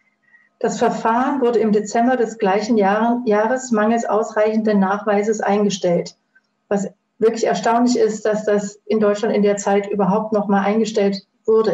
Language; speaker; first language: German; native; German